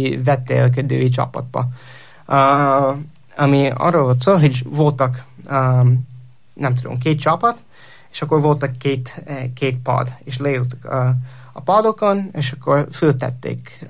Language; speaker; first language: Hungarian; non-native, fluent; English